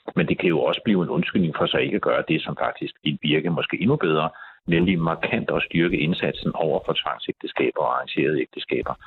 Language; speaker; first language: Danish; native; Danish